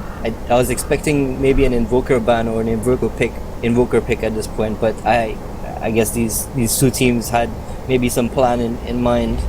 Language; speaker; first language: English; native; English